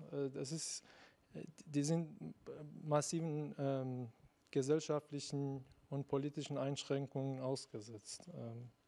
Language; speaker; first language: German; non-native, fluent; Persian